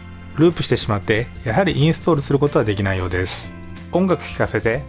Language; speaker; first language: Japanese; native; Japanese